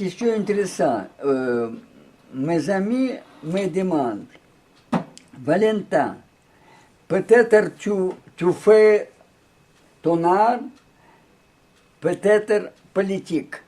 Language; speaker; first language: French; non-native, learner; Russian